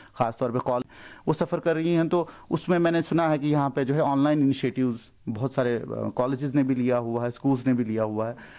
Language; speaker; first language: Hindi; non-native, local second language; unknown